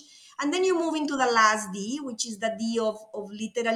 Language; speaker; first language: English; non-native, fluent; Spanish